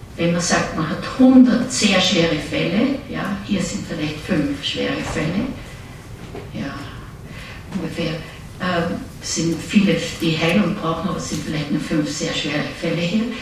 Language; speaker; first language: German; native; German